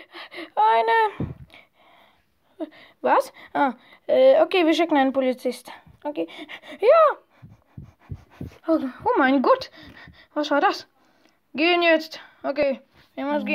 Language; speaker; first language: German; non-native, learner; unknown